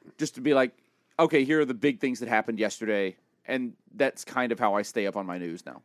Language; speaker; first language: English; native; English